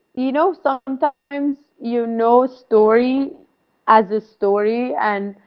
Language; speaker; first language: English; non-native, fluent; Persian